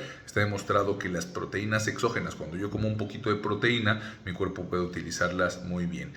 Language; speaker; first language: Spanish; native; Spanish